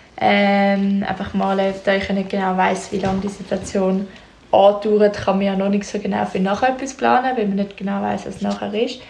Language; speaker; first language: German; native; German